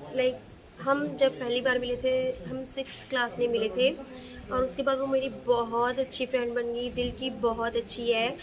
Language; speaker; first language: Hindi; native; Hindi